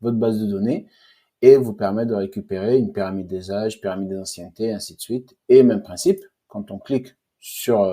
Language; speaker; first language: French; native; French